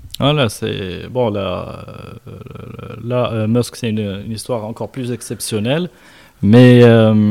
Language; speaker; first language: French; non-native, local second language; Arabic